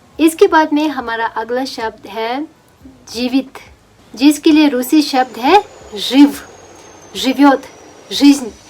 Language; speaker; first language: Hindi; non-native, local second language; Russian